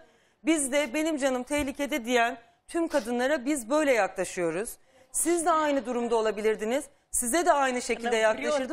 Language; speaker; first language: Turkish; native; Turkish